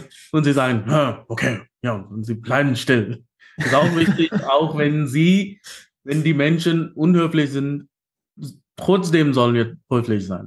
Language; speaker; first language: German; non-native, fluent; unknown